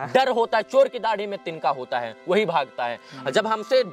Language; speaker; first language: Hindi; native; Hindi